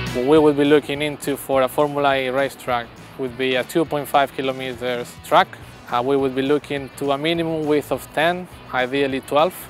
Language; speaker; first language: English; non-native, fluent; Spanish